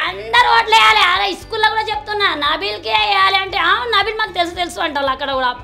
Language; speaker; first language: Telugu; non-native, local second language; Urdu